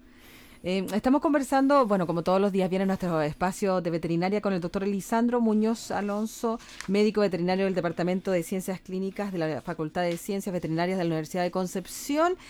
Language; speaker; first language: Spanish; native; Spanish